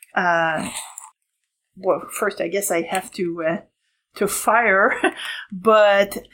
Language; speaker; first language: English; non-native, fluent; French